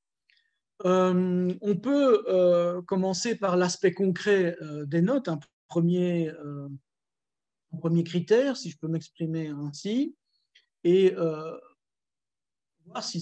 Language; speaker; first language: French; native; French